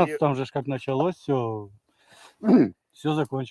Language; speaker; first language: Russian; native; Russian